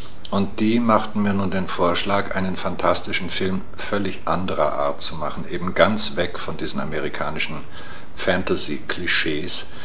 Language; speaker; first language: German; native; German